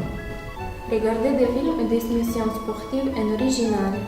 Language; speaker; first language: French; non-native, learner; Ukrainian